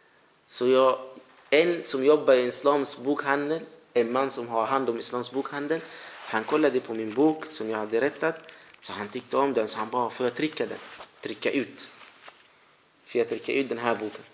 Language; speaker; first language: Swedish; non-native, fluent; Arabic